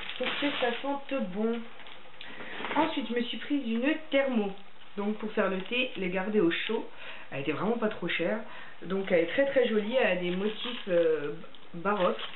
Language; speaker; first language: French; native; French